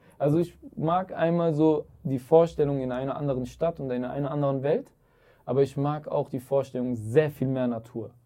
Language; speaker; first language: German; early bilingual, other home language; Arabic